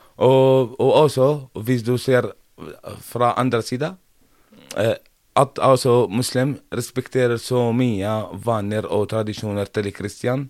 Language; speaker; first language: Norwegian; non-native, learner; Arabic